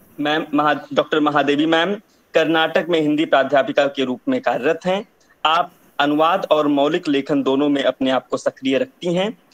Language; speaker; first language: Hindi; native; Hindi